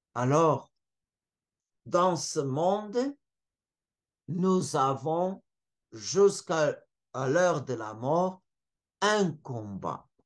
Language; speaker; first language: French; non-native, fluent; Portuguese